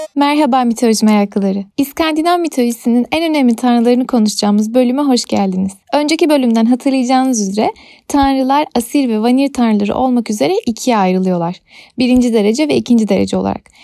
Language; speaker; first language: Turkish; native; Turkish